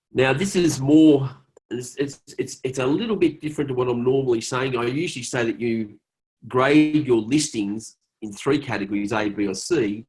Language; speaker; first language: English; native; English